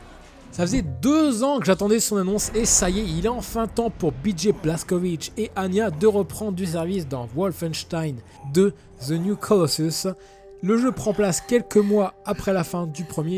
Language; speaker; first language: French; native; French